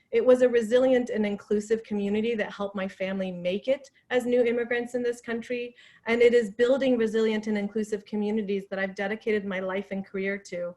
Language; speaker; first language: English; non-native, fluent; Persian